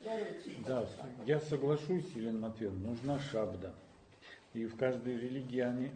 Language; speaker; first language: Russian; native; Russian